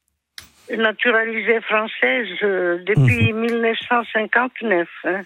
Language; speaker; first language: French; early bilingual, other home language; Greek